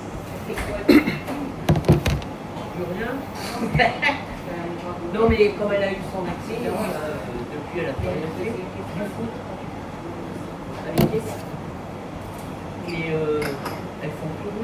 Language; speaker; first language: French; native; French